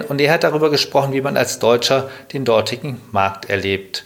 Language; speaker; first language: German; native; German